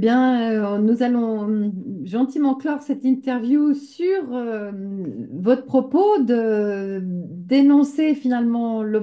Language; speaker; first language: French; native; French